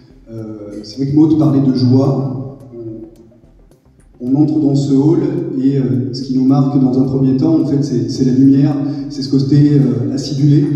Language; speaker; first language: French; native; French